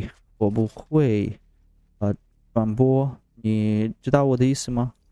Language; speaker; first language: Chinese; non-native, learner; Russian